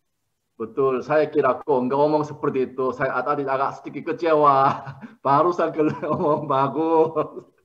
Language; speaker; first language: Indonesian; non-native, learner; Korean